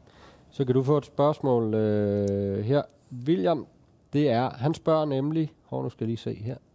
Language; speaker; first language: Danish; native; Danish